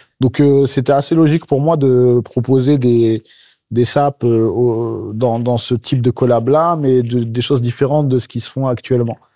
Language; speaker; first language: French; native; French